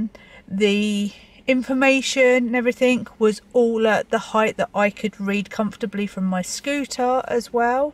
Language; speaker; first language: English; native; English